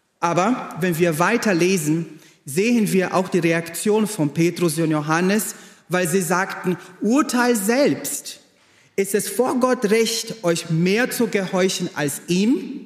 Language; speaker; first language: German; non-native, fluent; Portuguese